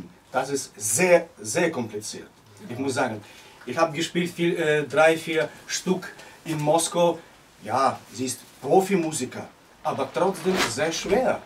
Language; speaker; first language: German; non-native, learner; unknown